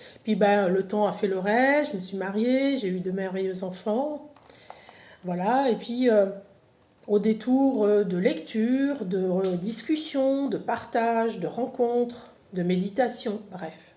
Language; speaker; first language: French; native; French